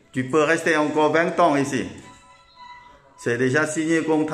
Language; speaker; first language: French; non-native, learner; Thai